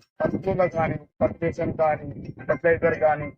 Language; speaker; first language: Telugu; native; Telugu